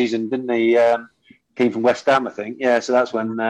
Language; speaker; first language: English; native; English